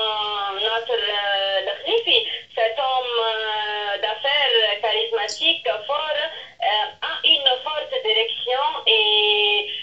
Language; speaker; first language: French; non-native, local second language; Arabic